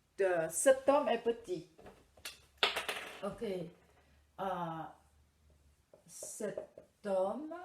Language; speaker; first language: French; non-native, fluent; Khmer